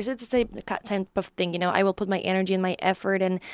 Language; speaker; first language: English; early bilingual, other home language; Polish